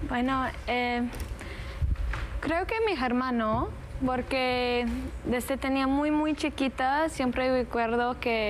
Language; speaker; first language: Spanish; early bilingual, heritage; English